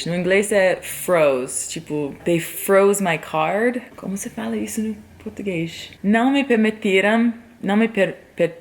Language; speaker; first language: Portuguese; non-native, fluent; English